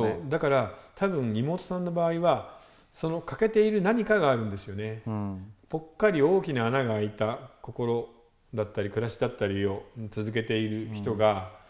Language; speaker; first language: Japanese; native; Japanese